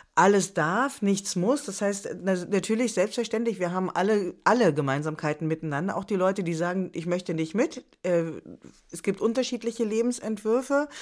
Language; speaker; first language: German; native; German